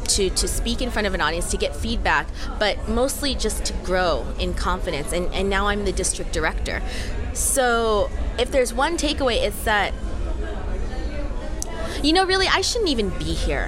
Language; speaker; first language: English; native; English